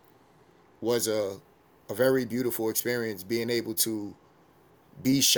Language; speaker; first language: English; native; English